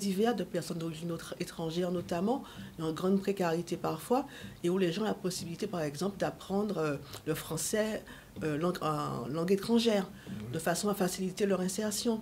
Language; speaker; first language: French; native; French